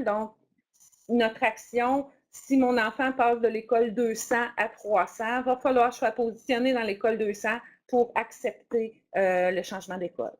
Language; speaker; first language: French; native; French